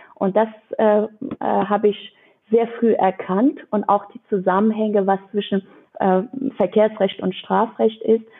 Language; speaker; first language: German; non-native, fluent; Persian